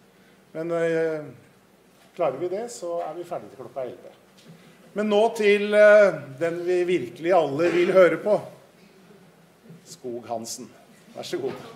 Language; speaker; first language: Norwegian; native; Norwegian